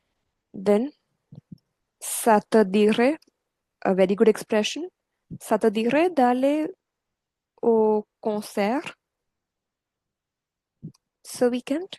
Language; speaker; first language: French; non-native, fluent; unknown